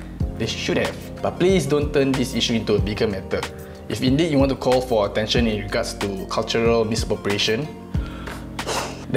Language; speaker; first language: English; non-native, local second language; Malay